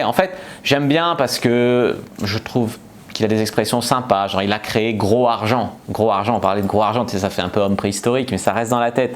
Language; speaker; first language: French; native; French